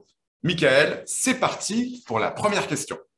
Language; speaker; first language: French; native; French